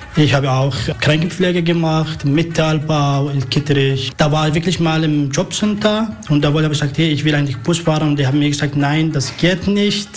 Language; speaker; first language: German; non-native, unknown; Arabic